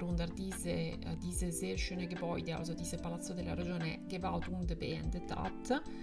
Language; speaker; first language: German; non-native, fluent; Italian